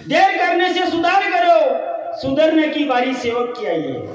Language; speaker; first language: Hindi; non-native, local second language; Marathi